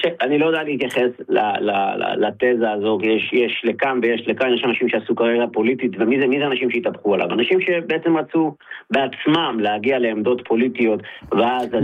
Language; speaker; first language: Hebrew; native; Hebrew